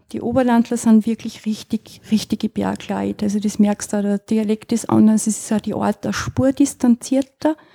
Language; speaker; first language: German; native; German